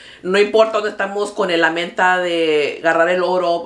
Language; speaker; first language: Spanish; early bilingual, other home language; English